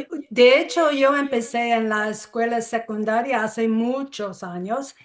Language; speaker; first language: Spanish; non-native, fluent; English